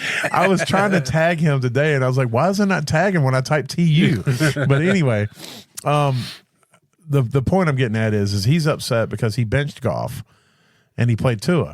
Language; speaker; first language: English; native; English